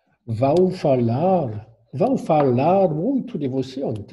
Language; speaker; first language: Portuguese; non-native, learner; French